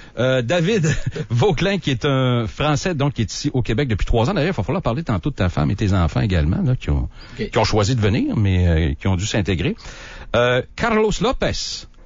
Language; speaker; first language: French; native; French